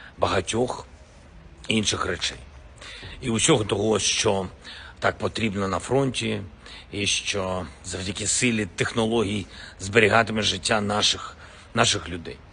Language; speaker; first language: Ukrainian; non-native, local second language; Russian